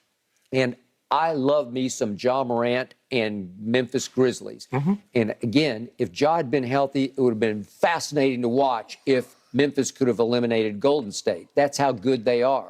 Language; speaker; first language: English; native; English